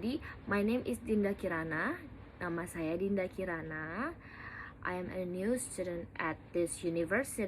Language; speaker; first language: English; non-native, learner; Indonesian